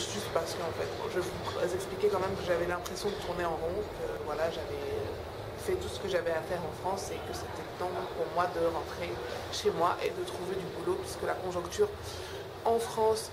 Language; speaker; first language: French; non-native, local second language; Wolof